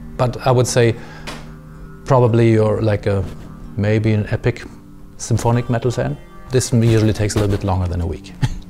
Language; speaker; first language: English; non-native, fluent; German